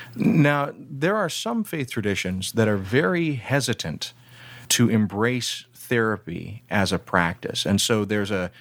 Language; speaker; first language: English; native; English